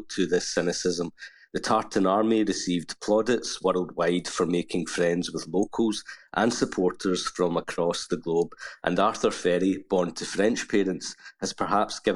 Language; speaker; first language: English; native; English